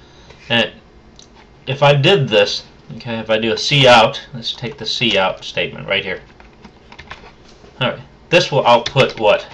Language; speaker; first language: English; native; English